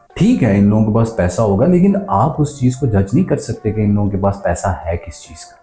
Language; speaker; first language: Urdu; native; Urdu